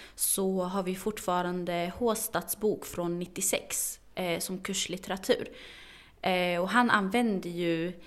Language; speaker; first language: Swedish; early bilingual, other home language; Arabic